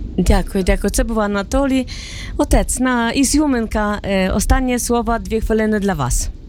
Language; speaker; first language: Ukrainian; native; Ukrainian